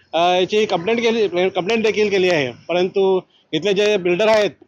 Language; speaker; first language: Marathi; native; Marathi